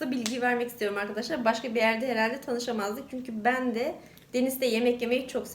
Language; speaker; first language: Turkish; native; Turkish